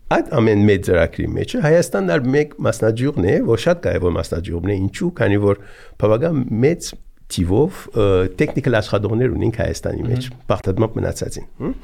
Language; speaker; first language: Armenian; early bilingual, heritage; Armenian